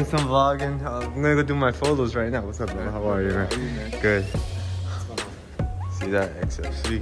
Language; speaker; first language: English; early bilingual, other home language; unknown